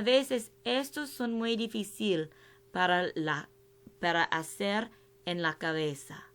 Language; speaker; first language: Spanish; non-native, learner; English